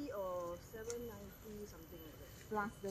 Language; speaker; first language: English; non-native, learner; Vietnamese